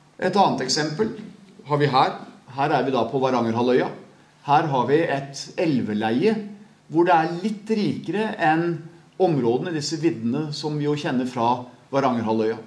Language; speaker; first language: Norwegian; native; Norwegian